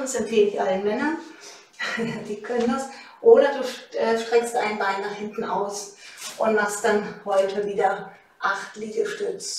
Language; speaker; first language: German; native; German